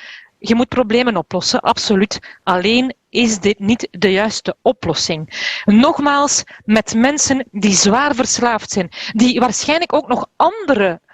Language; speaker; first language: Dutch; native; Dutch